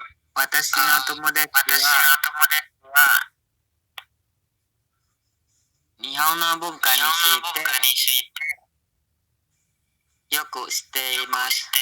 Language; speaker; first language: Japanese; non-native, learner; Indonesian